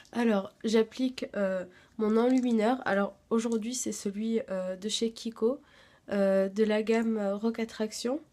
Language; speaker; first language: French; native; French